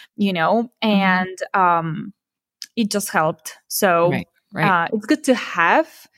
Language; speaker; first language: English; non-native, fluent; Polish